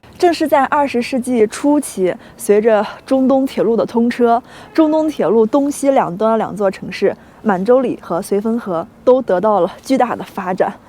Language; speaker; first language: Chinese; native; Chinese